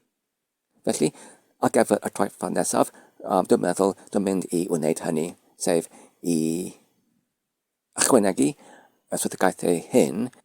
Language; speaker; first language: Welsh; non-native, fluent; English